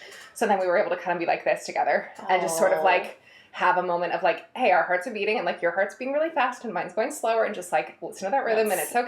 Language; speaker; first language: English; native; English